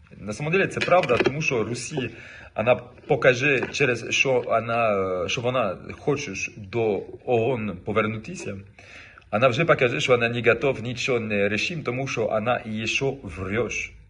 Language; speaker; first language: Ukrainian; non-native, learner; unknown